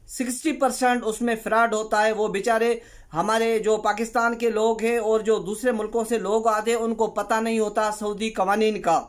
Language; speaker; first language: Urdu; non-native, local second language; Sindhi